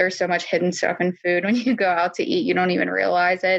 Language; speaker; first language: English; native; English